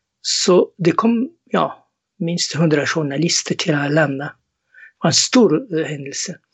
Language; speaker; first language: Swedish; non-native, fluent; Arabic